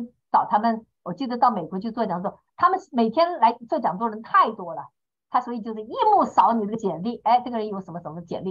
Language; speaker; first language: Chinese; native; Chinese